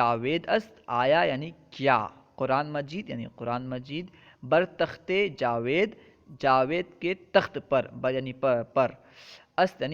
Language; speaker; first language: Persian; non-native, fluent; Urdu